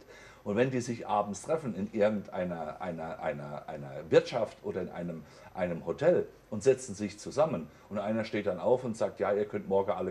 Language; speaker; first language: German; native; German